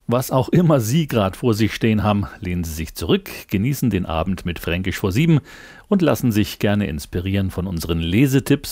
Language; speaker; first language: German; native; German